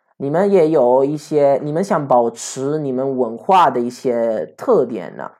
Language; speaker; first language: Chinese; non-native, fluent; Italian